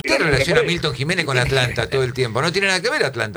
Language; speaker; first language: Spanish; native; Spanish